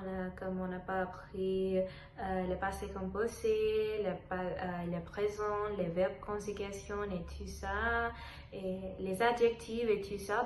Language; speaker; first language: French; non-native, learner; Telugu